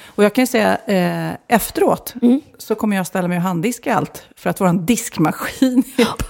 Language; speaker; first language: Swedish; native; Swedish